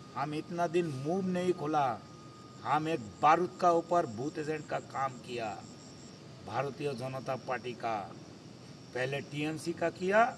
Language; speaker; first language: Hindi; non-native, local second language; Bangla